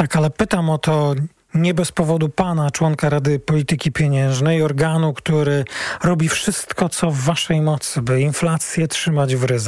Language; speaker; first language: Polish; native; Polish